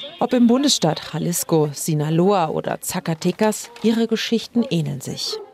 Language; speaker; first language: German; native; German